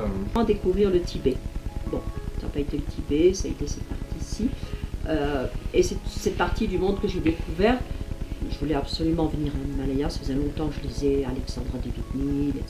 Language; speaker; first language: French; native; French